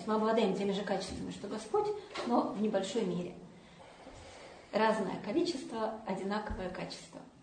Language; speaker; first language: Russian; native; Russian